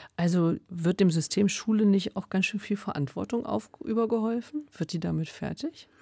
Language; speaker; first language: German; native; German